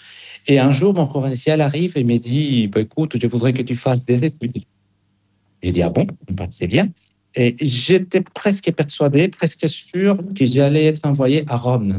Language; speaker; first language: French; non-native, fluent; Spanish